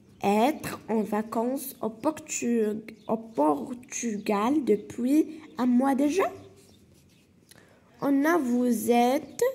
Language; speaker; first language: French; non-native, local second language; Arabic